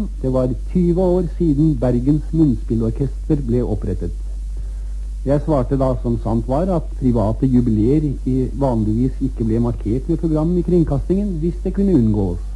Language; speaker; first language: Norwegian; native; Norwegian